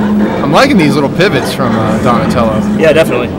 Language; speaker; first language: English; native; English